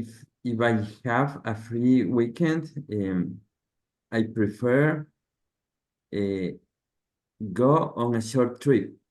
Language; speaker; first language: English; non-native, learner; Spanish